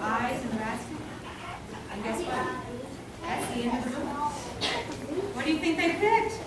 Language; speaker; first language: English; native; English